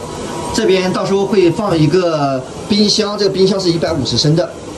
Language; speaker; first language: Chinese; native; Chinese